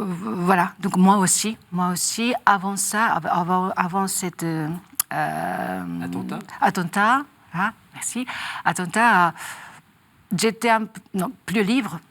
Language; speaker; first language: French; non-native, learner; Japanese